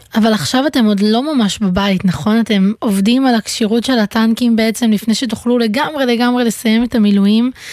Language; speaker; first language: Hebrew; native; Hebrew